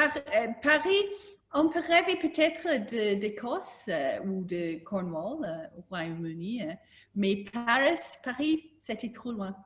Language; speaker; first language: French; non-native, learner; English